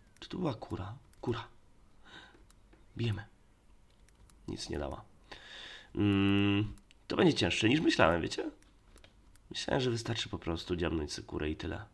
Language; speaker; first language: Polish; native; Polish